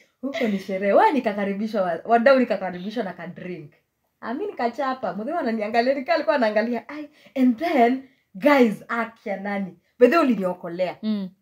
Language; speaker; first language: Swahili; native; Swahili